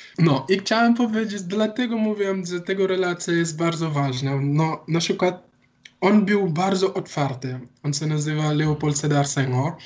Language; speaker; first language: Polish; non-native, learner; Wolof